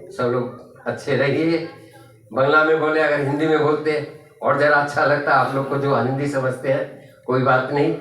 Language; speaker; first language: Hindi; non-native, local second language; Bangla